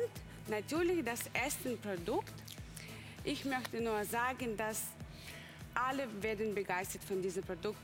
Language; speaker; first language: German; non-native, learner; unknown